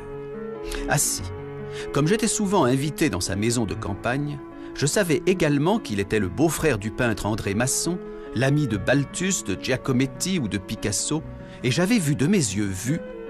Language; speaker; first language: French; native; French